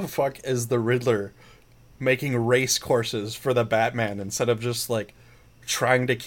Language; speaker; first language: English; native; English